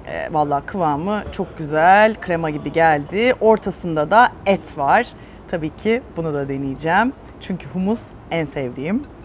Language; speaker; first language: Turkish; native; Turkish